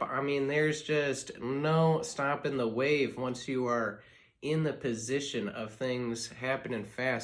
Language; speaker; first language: English; native; English